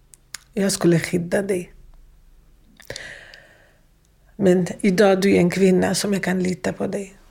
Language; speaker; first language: Swedish; non-native, fluent; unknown